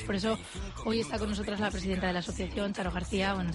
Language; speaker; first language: Spanish; native; Spanish